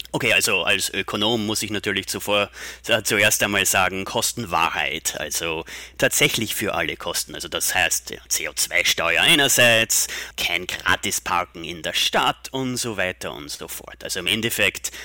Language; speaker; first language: German; native; German